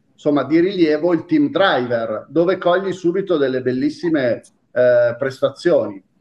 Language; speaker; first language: Italian; native; Italian